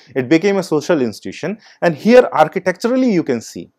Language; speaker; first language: English; non-native, local second language; Hindi